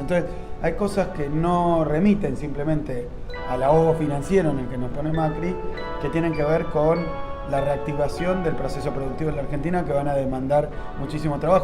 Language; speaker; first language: Spanish; native; Spanish